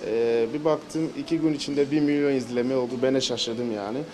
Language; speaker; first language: Turkish; non-native, learner; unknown